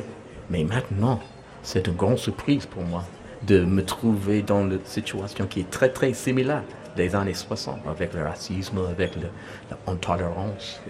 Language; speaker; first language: French; non-native, learner; English